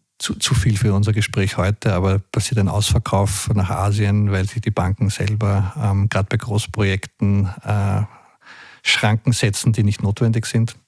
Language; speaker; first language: German; native; German